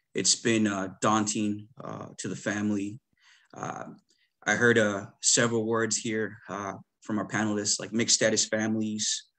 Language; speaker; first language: English; early bilingual, other home language; Spanish